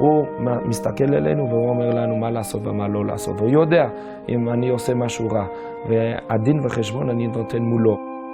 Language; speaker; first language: Hebrew; non-native, fluent; English